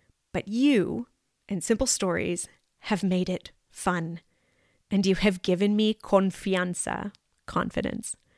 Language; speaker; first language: English; native; English